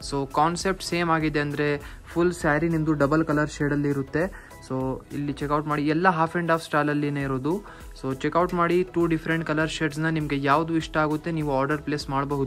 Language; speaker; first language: Kannada; native; Kannada